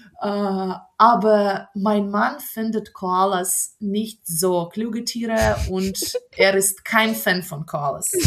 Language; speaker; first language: German; non-native, fluent; Russian